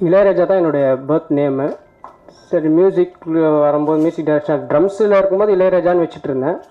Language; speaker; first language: Tamil; native; Tamil